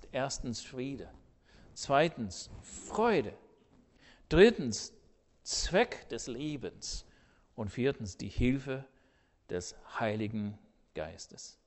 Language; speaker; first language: German; non-native, fluent; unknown